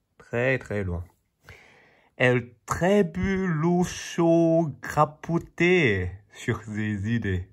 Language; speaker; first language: French; non-native, fluent; Chinese